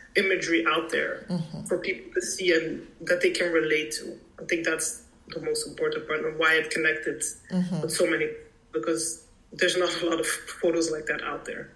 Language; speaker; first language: English; early bilingual, heritage; English